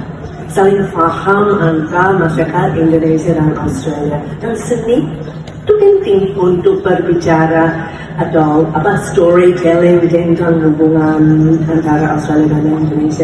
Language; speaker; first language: Indonesian; non-native, fluent; English